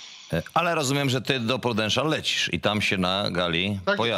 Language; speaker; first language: Polish; native; Polish